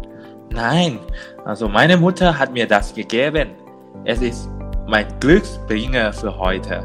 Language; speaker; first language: German; non-native, learner; Thai